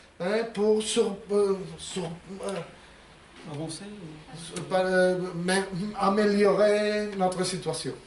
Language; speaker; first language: French; non-native, learner; Spanish